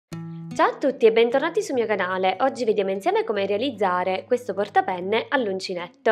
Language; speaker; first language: Italian; native; Italian